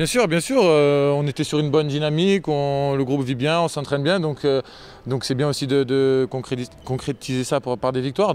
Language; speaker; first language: French; native; French